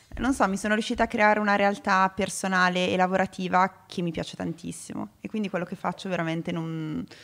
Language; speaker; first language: Italian; native; Italian